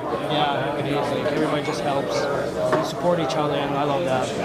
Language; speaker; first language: English; non-native, learner; Russian